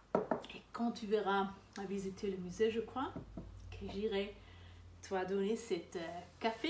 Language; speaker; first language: French; non-native, learner; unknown